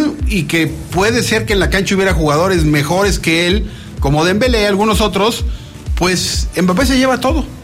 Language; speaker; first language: Spanish; native; Spanish